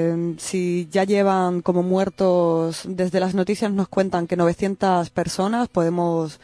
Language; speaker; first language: Spanish; native; Spanish